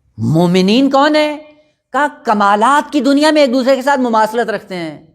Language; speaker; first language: Urdu; non-native, local second language; Punjabi